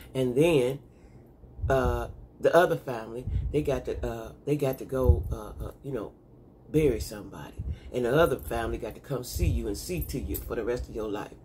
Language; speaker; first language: English; native; English